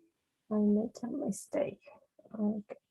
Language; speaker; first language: English; non-native, learner; Portuguese